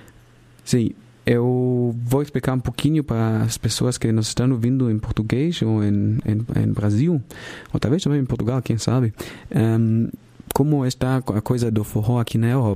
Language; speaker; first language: Portuguese; non-native, fluent; German